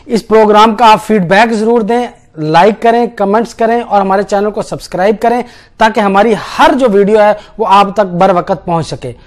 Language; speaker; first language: Urdu; non-native, local second language; Punjabi